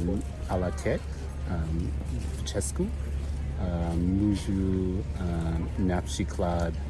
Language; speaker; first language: Czech; non-native, learner; English